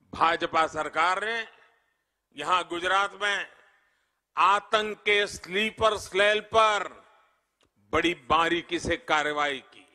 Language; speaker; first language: Hindi; non-native, local second language; Gujarati